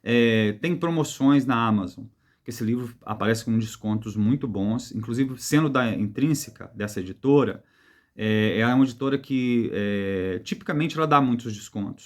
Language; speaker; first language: Portuguese; native; Portuguese